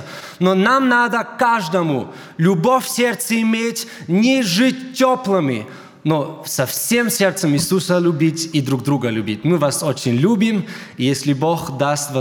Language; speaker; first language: Russian; early bilingual, heritage; German